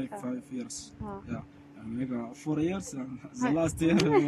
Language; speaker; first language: English; non-native, learner; Arabic